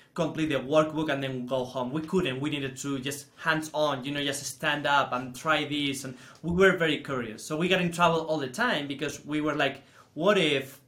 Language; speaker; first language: English; non-native, fluent; Spanish